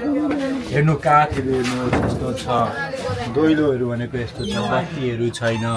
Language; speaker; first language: Nepali; non-native, learner; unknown